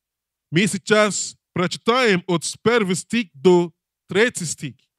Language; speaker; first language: Russian; non-native, learner; English